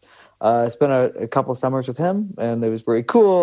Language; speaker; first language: English; native; English